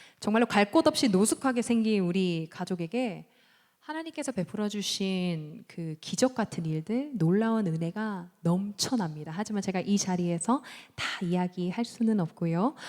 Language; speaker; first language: Korean; early bilingual, heritage; Korean